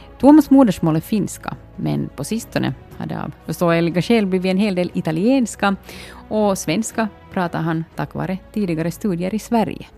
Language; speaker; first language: Swedish; native; Swedish